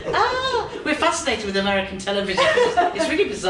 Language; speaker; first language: English; native; English